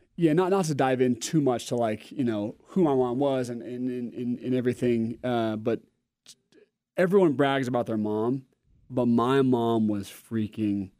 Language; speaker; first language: English; native; English